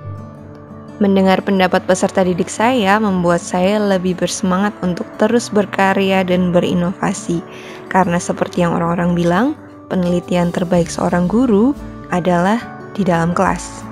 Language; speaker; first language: Indonesian; native; Indonesian